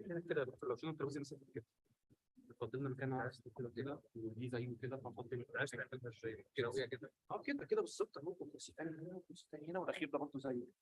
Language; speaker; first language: Arabic; native; Arabic